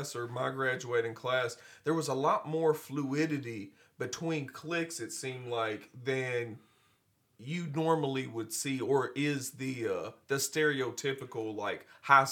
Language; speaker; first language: English; native; English